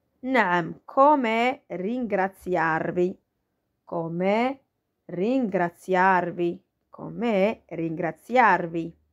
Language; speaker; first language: Italian; non-native, learner; Arabic